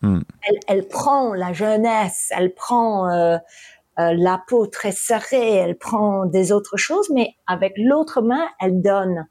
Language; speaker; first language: French; early bilingual, heritage; English